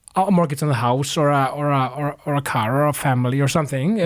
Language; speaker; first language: English; non-native, fluent; Icelandic